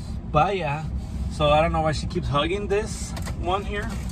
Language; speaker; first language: English; early bilingual, other home language; Spanish